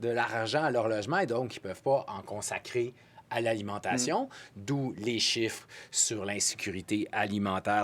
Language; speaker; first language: French; native; French